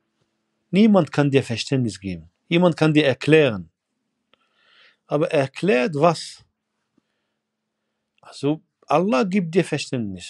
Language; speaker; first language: German; non-native, fluent; Arabic